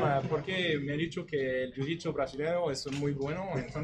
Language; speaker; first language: Portuguese; non-native, learner; Spanish